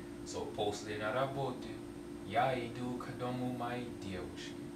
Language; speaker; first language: Russian; non-native, learner; English